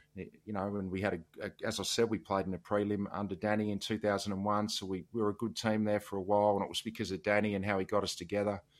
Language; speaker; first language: English; native; English